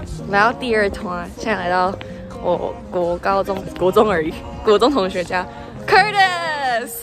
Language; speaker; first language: Chinese; native; Chinese